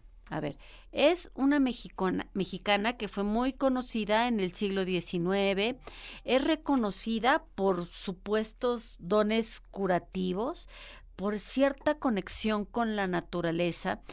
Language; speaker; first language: Spanish; native; Spanish